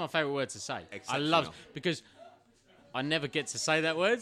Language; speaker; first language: English; native; English